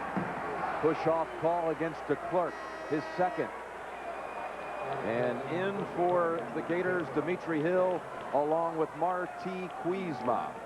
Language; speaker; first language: English; native; English